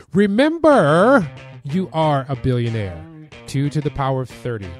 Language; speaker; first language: English; native; English